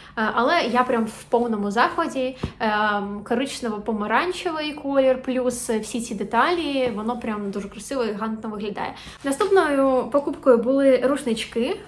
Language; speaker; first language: Ukrainian; native; Ukrainian